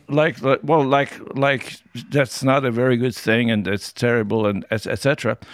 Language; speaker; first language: English; non-native, fluent; German